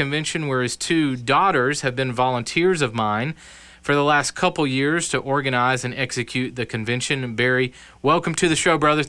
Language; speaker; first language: English; native; English